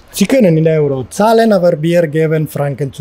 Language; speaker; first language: German; non-native, learner; Spanish